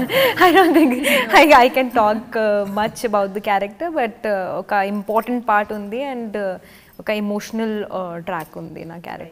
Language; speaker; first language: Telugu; non-native, learner; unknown